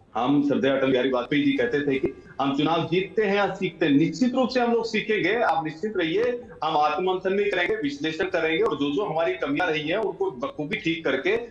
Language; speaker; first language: Hindi; native; Hindi